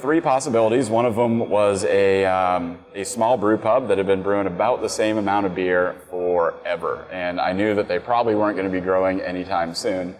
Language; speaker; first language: English; native; English